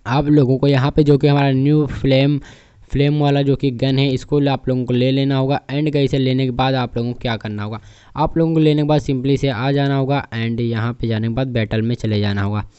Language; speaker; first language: Hindi; native; Hindi